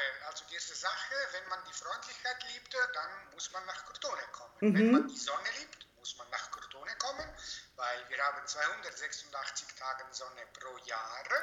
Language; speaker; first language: German; non-native, fluent; Italian